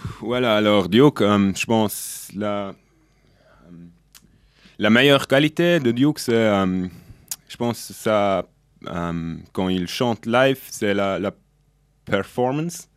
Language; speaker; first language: French; non-native, local second language; German